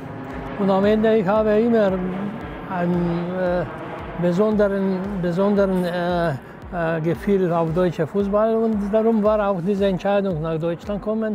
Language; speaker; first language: German; non-native, learner; Slovenian